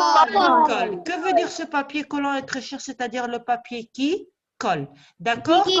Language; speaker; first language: French; non-native, local second language; Arabic